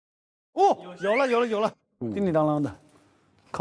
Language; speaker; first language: Chinese; native; Chinese